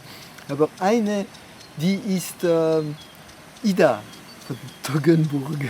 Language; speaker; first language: German; non-native, fluent; French